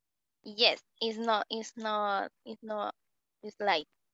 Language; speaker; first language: English; non-native, learner; Spanish